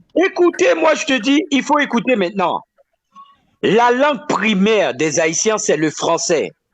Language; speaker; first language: French; native; French